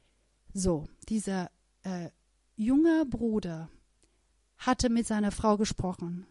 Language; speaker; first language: German; non-native, fluent; Persian